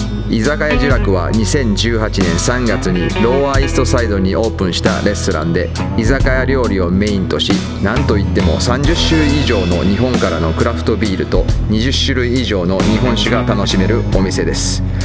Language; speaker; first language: Japanese; native; Japanese